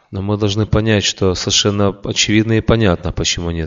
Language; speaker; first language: Russian; native; Russian